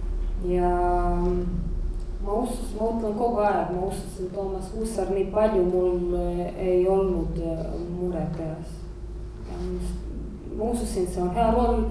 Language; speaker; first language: Estonian; non-native, learner; Croatian